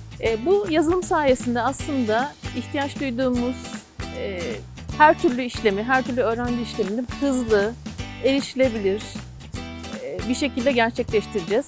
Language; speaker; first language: Turkish; native; Turkish